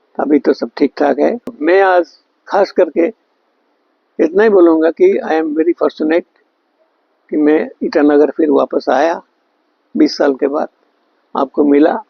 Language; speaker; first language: Hindi; non-native, local second language; Bangla